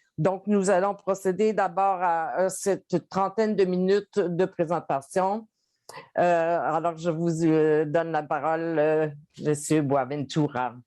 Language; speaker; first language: French; native; French